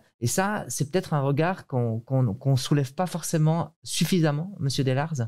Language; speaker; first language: French; native; French